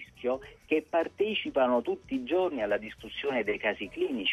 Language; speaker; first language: Italian; native; Italian